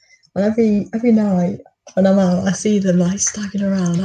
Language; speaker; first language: English; native; English